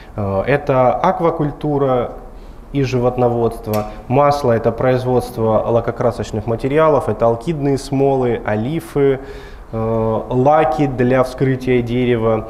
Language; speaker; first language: Russian; native; Russian